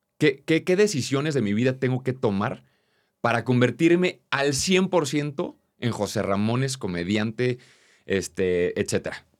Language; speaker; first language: Spanish; native; Spanish